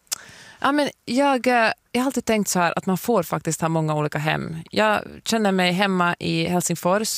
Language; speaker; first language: Swedish; native; Swedish